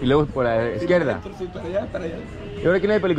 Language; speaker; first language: Spanish; non-native, learner; Greek